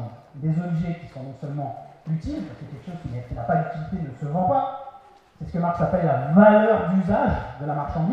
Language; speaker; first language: French; native; French